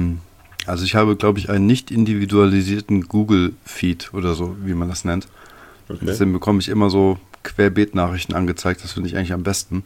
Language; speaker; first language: German; native; German